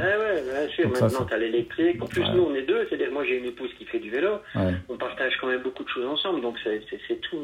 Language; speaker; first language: French; native; French